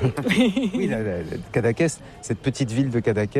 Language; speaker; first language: French; native; French